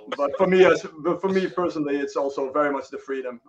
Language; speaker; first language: English; non-native, fluent; Dutch